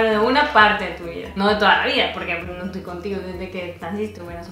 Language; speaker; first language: Spanish; native; Spanish